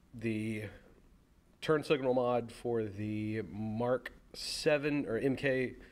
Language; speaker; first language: English; native; English